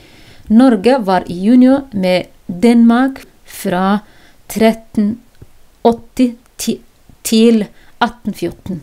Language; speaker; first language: Norwegian; non-native, learner; Somali